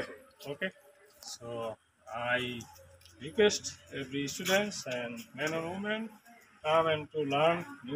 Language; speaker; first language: English; non-native, learner; Bangla